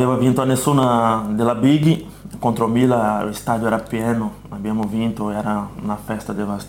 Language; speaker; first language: Italian; non-native, fluent; Portuguese